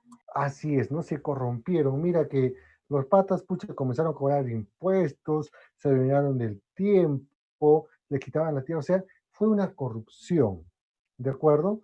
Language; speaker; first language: Spanish; native; Spanish